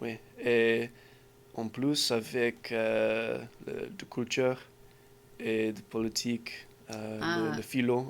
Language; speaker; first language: French; non-native, learner; English